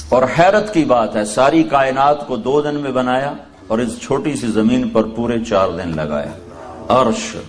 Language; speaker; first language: Urdu; non-native, local second language; Punjabi